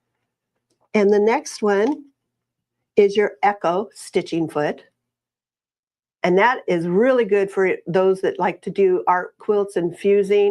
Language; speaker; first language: English; native; English